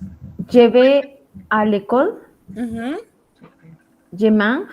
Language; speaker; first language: French; non-native, learner; Spanish